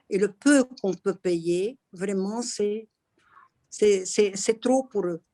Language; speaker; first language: French; non-native, local second language; Arabic